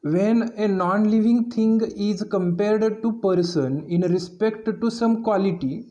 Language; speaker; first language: English; non-native, local second language; Marathi